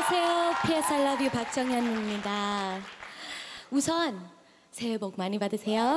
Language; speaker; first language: Korean; early bilingual, heritage; Korean